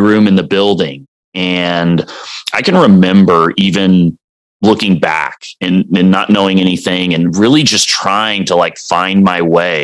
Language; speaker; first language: English; native; English